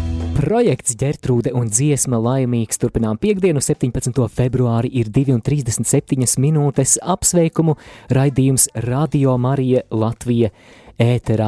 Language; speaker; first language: Latvian; native; Latvian